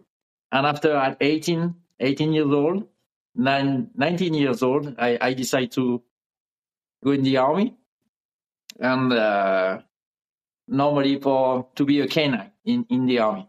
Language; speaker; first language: English; non-native, learner; French